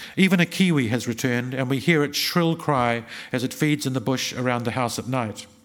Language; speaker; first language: English; native; English